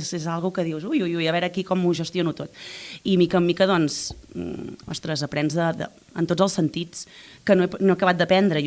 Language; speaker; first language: Catalan; native; Catalan